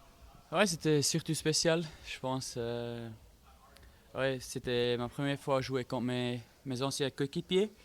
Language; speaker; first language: French; non-native, fluent; German